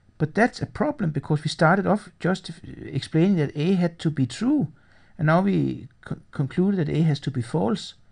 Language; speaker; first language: English; non-native, fluent; Danish